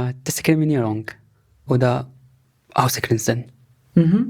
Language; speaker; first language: German; non-native, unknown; Arabic